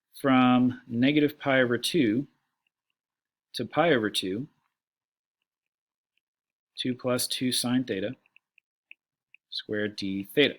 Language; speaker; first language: English; native; English